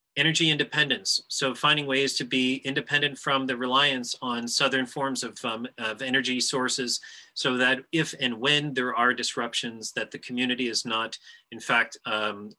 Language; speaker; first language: English; native; English